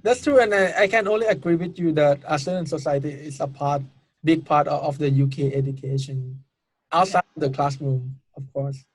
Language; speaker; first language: English; non-native, fluent; Thai